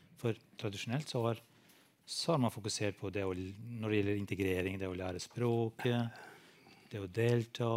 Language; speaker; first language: Norwegian; non-native, fluent; Albanian